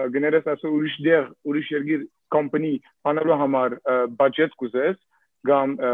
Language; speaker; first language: Armenian; early bilingual, heritage; Armenian